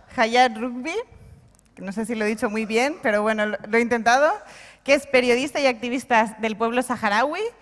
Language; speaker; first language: Spanish; non-native, local second language; Catalan